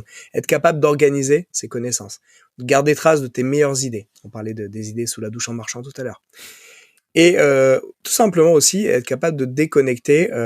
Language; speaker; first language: French; native; French